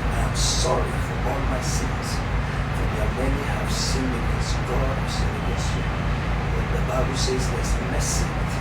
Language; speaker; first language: English; non-native, local second language; Yoruba